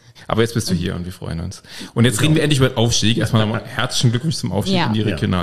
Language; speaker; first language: German; native; German